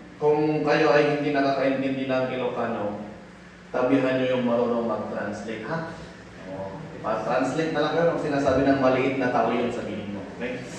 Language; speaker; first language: Filipino; non-native, local second language; Iloko